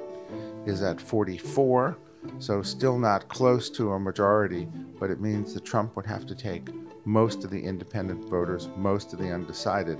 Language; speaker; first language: English; native; English